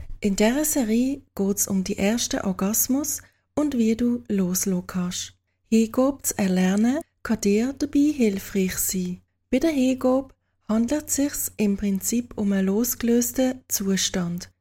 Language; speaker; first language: German; native; German